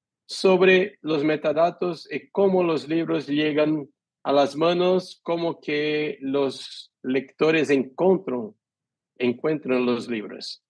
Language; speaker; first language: Spanish; non-native, fluent; Portuguese